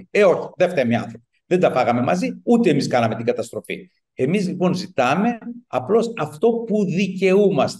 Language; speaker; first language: Greek; native; Greek